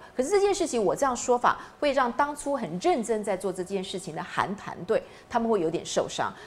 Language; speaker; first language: Chinese; native; Chinese